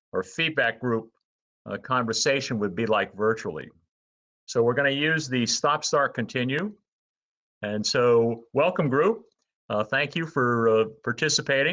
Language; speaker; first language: English; native; English